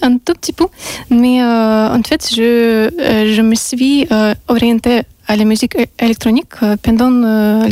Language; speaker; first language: French; non-native, learner; Russian